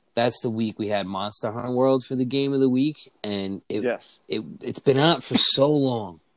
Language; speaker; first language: English; native; English